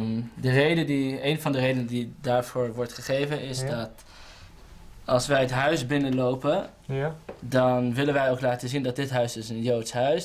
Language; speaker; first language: Dutch; native; Dutch